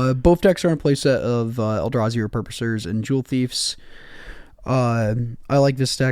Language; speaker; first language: English; native; English